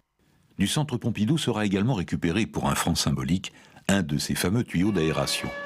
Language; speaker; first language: French; native; French